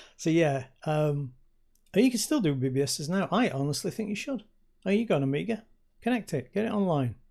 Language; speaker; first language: English; native; English